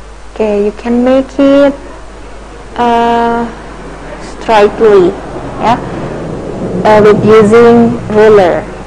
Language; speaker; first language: English; non-native, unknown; Indonesian